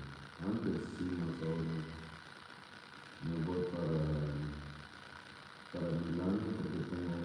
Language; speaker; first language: Spanish; non-native, learner; Portuguese